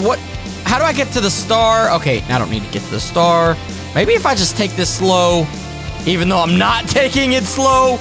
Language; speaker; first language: English; native; English